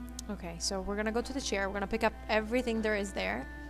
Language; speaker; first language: English; early bilingual, other home language; Italian